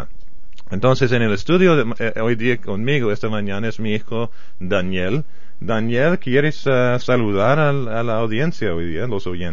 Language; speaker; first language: Spanish; non-native, fluent; English